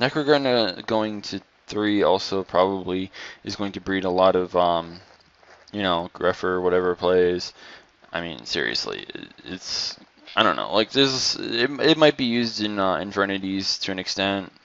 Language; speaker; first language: English; native; English